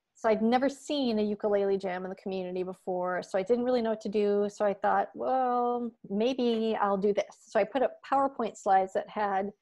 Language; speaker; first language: English; native; English